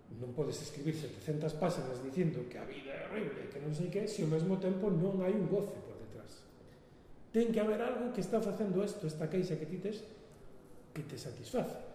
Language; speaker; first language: Galician; non-native, local second language; Spanish